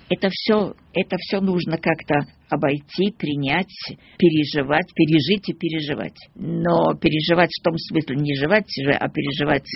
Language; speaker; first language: Russian; early bilingual, heritage; Russian